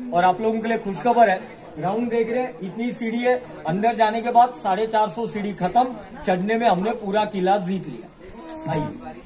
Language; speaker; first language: Hindi; non-native, local second language; Marathi